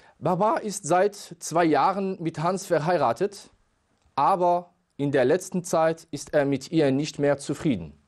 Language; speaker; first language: German; non-native, fluent; Arabic